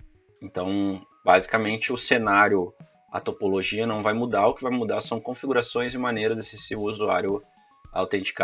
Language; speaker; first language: Portuguese; native; Portuguese